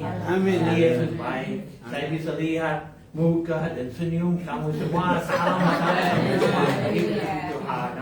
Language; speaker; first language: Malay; non-native, fluent; English